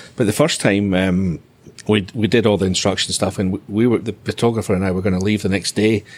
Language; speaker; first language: English; native; English